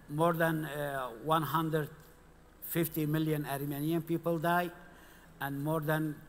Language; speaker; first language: English; non-native, learner; Kurdish